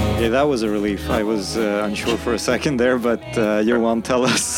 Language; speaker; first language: English; non-native, fluent; Swedish